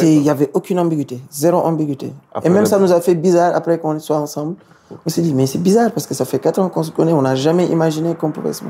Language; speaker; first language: French; non-native, local second language; Wolof